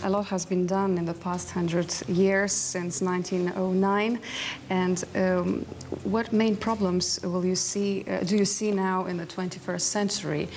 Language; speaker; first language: English; non-native, fluent; Lithuanian